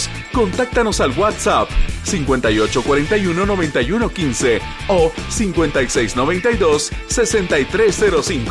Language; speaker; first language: Spanish; native; Spanish